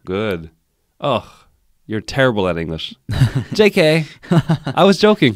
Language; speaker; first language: English; native; English